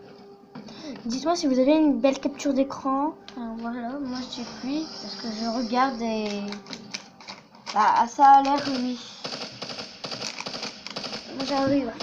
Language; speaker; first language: French; native; French